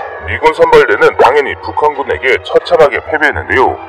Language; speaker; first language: Korean; native; Korean